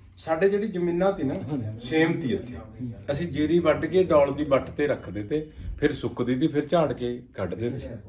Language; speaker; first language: Punjabi; native; Punjabi